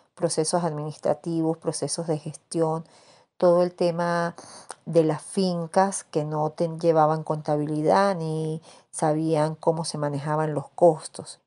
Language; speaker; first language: Spanish; native; Spanish